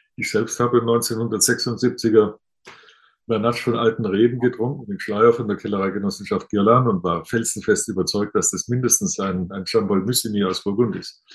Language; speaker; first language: German; native; German